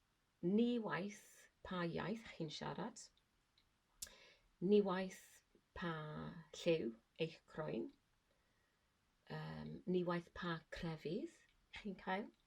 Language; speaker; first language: Welsh; non-native, learner; English